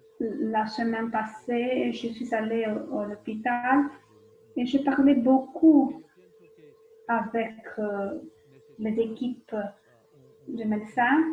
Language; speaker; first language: French; non-native, fluent; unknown